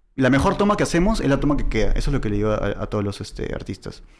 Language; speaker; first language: Spanish; native; Spanish